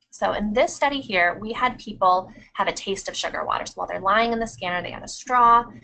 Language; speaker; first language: English; native; English